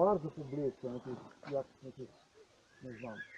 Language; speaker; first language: Polish; non-native, learner; Slovenian